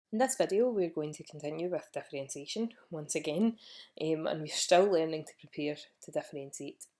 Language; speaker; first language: English; native; English